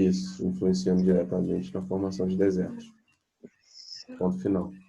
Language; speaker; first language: Portuguese; native; Portuguese